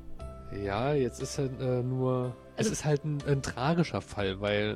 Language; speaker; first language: German; native; German